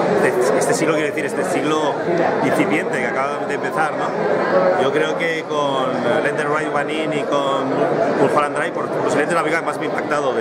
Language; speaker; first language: Spanish; native; Spanish